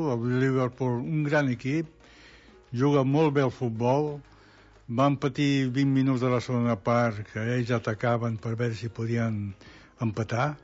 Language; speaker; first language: Catalan; native; Catalan